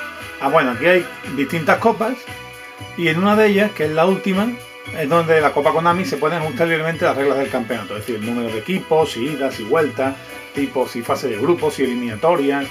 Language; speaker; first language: Spanish; native; Spanish